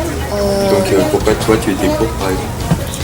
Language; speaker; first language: French; native; French